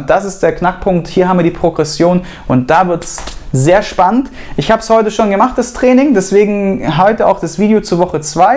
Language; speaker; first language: German; native; German